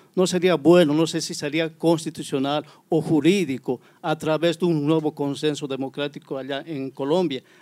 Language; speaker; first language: Spanish; native; Spanish